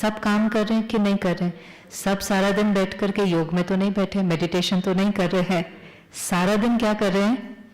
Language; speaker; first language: Hindi; native; Hindi